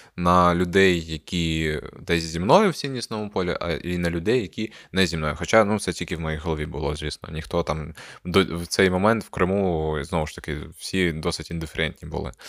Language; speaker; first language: Ukrainian; non-native, local second language; Russian